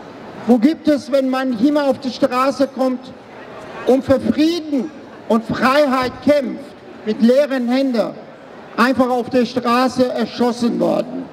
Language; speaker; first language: German; non-native, fluent; Persian